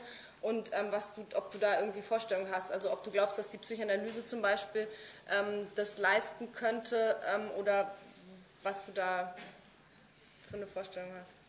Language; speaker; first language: German; native; German